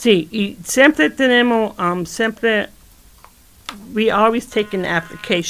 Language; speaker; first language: Spanish; early bilingual, heritage; Spanish